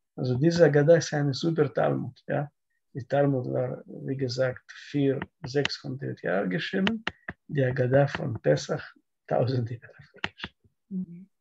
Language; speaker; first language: German; non-native, learner; Russian